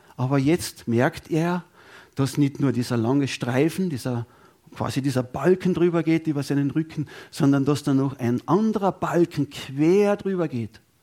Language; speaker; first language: German; native; German